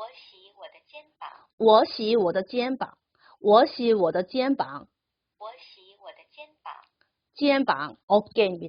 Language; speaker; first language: Chinese; non-native, learner; Korean